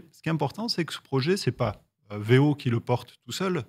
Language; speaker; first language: French; native; French